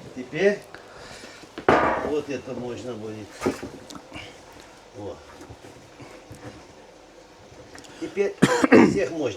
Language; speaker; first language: Russian; non-native, fluent; Uzbek